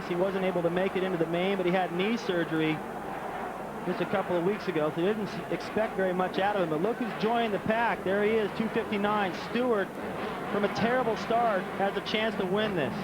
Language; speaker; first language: English; native; English